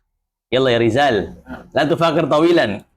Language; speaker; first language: Arabic; non-native, fluent; Indonesian